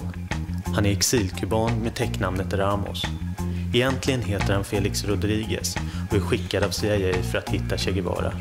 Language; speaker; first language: Swedish; native; Swedish